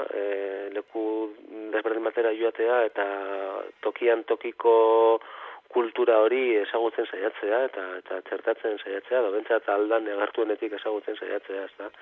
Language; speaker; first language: Basque; native; Basque